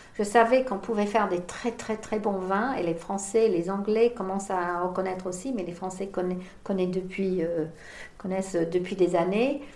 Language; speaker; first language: French; non-native, fluent; English